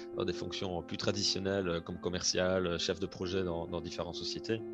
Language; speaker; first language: French; native; French